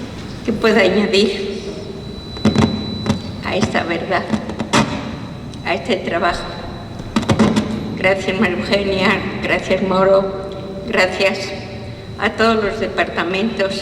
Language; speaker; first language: Spanish; non-native, fluent; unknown